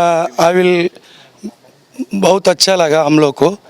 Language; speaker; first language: Hindi; non-native, local second language; Telugu